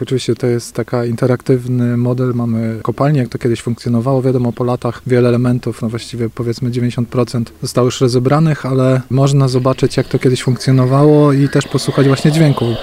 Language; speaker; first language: Polish; native; Polish